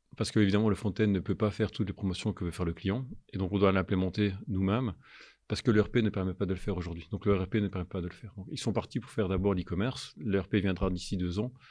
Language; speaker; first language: French; native; French